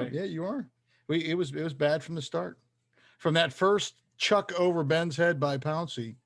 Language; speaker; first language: English; native; English